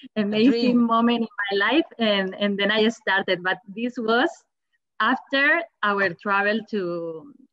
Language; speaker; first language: English; non-native, fluent; Spanish